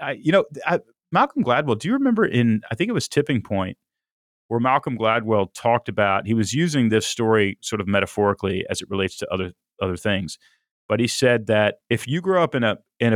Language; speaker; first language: English; native; English